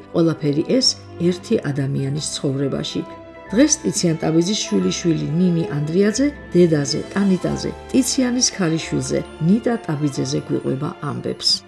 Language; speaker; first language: Georgian; native; Georgian